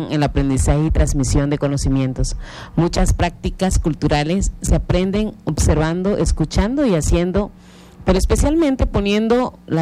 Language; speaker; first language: Spanish; non-native, local second language; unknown